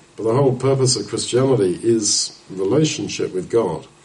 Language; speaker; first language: English; native; English